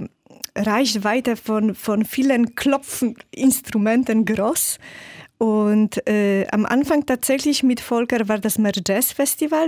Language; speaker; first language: German; non-native, fluent; Polish